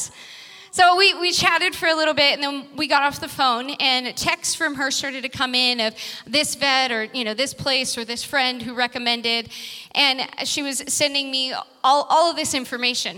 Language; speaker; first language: English; native; English